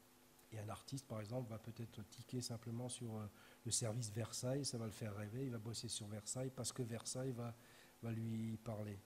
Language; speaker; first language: French; native; French